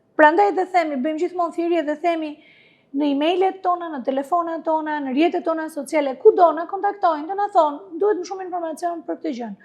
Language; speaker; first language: Albanian; non-native, local second language; Greek